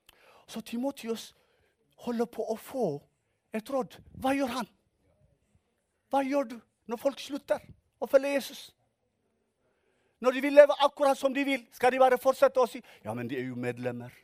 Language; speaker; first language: Norwegian; non-native, fluent; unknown